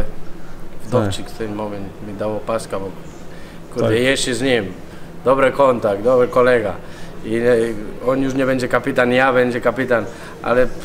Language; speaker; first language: Polish; non-native, learner; Spanish